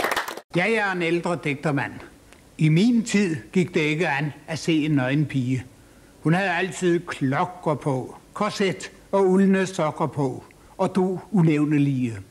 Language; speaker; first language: Danish; native; Danish